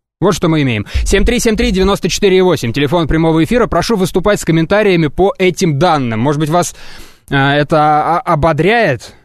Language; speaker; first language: Russian; native; Russian